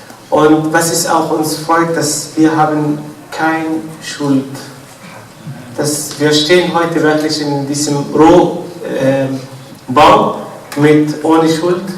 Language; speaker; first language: German; non-native, fluent; Arabic